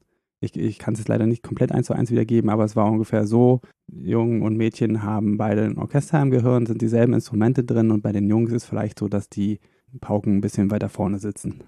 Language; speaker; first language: German; native; German